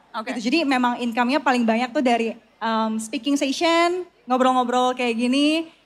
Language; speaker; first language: Indonesian; native; Indonesian